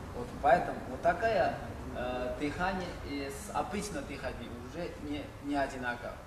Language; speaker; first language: Russian; non-native, learner; Chinese